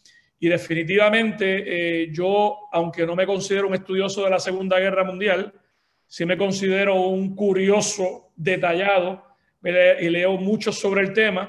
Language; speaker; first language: Spanish; native; Spanish